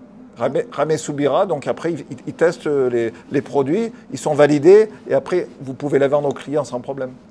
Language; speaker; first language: French; native; French